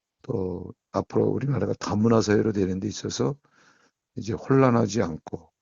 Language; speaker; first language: Korean; native; Korean